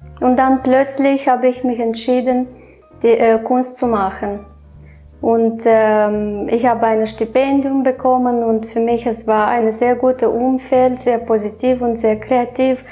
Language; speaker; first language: German; non-native, fluent; Romanian